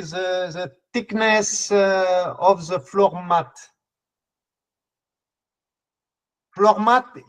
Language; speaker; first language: English; non-native, learner; French